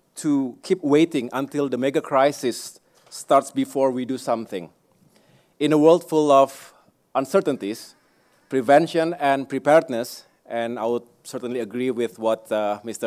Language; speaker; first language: English; non-native, fluent; Indonesian